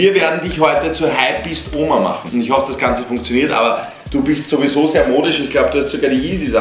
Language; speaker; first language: German; native; German